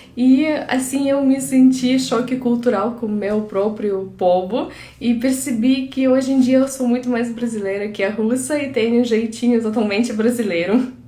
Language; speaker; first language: Portuguese; non-native, fluent; Russian